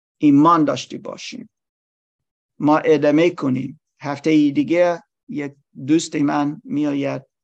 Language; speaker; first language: Persian; non-native, learner; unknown